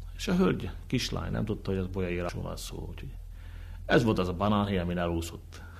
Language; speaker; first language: Hungarian; native; Hungarian